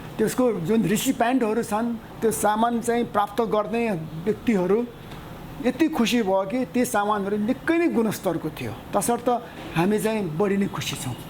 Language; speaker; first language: Nepali; non-native, local second language; Newari